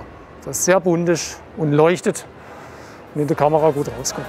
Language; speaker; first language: German; native; German